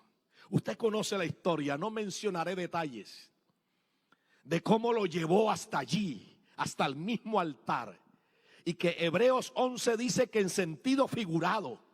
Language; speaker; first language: Spanish; native; Spanish